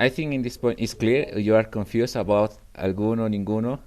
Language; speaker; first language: English; non-native, fluent; Spanish